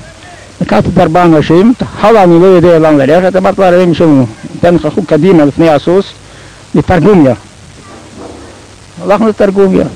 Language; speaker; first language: Hebrew; non-native, fluent; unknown